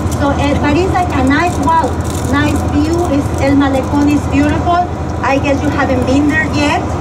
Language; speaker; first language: English; non-native, fluent; Spanish